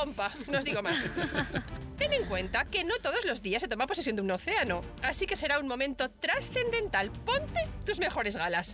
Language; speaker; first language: Spanish; native; Spanish